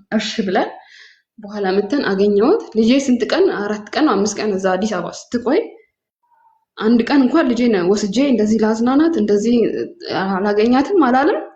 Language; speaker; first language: Amharic; native; Amharic